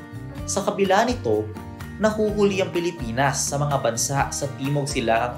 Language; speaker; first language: Filipino; native; Filipino